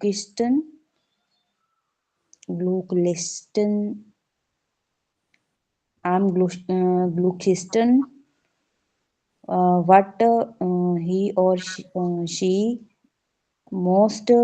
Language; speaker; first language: English; non-native, local second language; Hindi